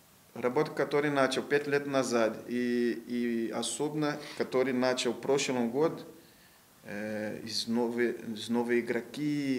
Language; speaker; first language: Russian; non-native, learner; Portuguese